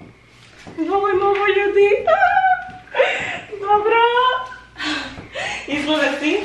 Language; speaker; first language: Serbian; non-native, learner; English